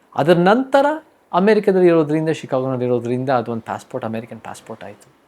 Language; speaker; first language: Kannada; early bilingual, heritage; Kannada